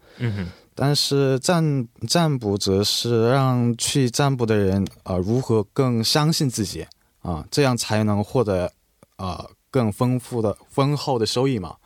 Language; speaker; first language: Chinese; non-native, fluent; Korean